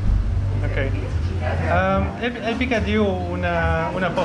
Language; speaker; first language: Spanish; non-native, learner; English